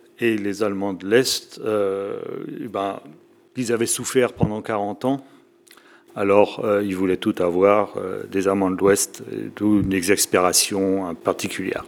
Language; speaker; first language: French; native; French